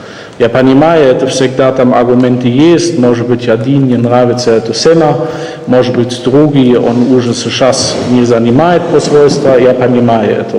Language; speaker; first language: Russian; non-native, fluent; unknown